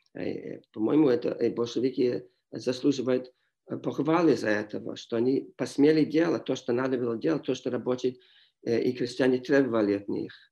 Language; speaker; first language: Russian; non-native, fluent; English